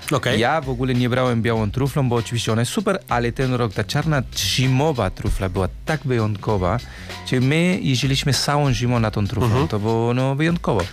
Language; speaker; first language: Polish; non-native, learner; Spanish